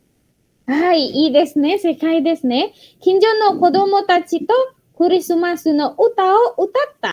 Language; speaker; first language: Japanese; non-native, fluent; Indonesian